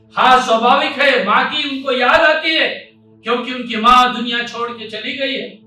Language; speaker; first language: Hindi; non-native, local second language; Marathi